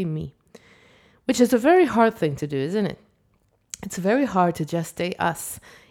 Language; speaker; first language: English; non-native, fluent; Hebrew